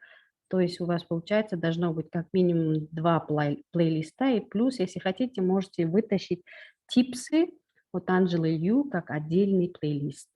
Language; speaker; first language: Russian; non-native, local second language; Kyrgyz